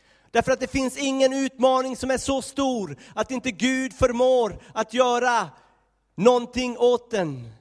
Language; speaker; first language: Swedish; native; Swedish